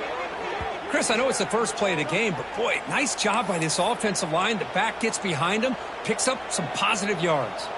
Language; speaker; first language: English; native; English